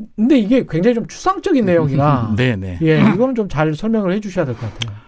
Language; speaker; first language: Korean; native; Korean